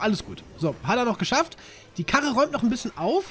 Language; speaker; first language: German; native; German